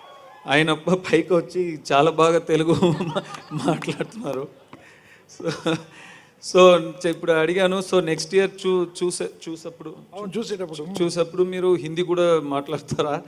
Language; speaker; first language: Telugu; non-native, learner; Tamil